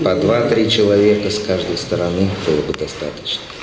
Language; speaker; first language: Russian; native; Russian